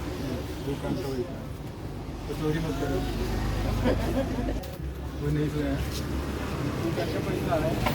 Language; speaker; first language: Hindi; non-native, local second language; Malayalam